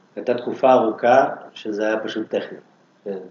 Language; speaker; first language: Hebrew; native; Hebrew